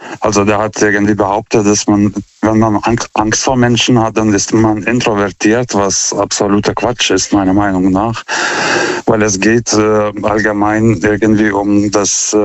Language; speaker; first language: German; non-native, fluent; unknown